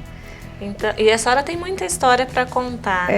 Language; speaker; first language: Portuguese; native; Portuguese